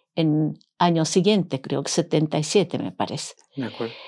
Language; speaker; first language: Spanish; non-native, fluent; Japanese